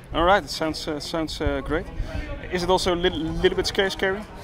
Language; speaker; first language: English; non-native, fluent; Dutch